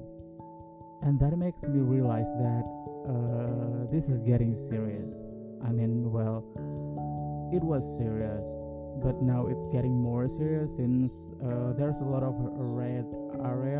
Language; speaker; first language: English; non-native, fluent; Indonesian